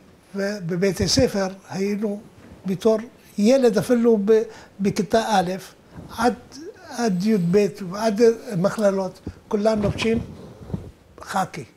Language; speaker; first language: Hebrew; non-native, fluent; Arabic